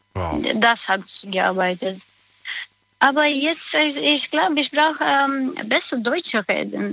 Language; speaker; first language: German; non-native, learner; Romanian